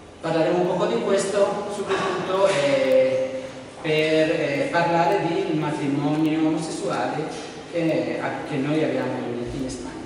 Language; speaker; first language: Italian; non-native, learner; Spanish